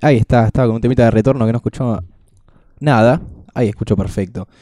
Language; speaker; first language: Spanish; native; Spanish